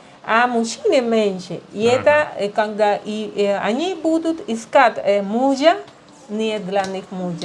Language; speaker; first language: Russian; non-native, learner; Spanish